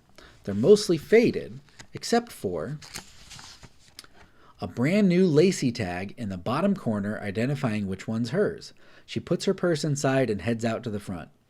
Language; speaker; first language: English; native; English